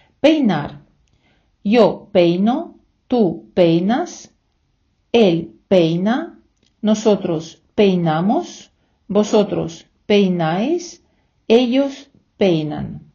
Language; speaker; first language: Spanish; non-native, fluent; Ukrainian